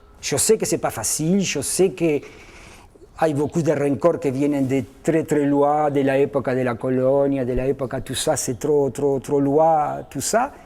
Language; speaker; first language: French; non-native, fluent; Spanish